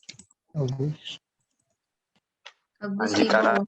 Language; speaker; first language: Japanese; non-native, fluent; Indonesian